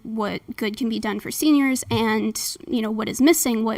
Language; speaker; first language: English; native; English